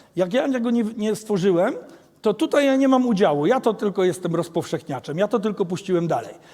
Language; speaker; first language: Polish; native; Polish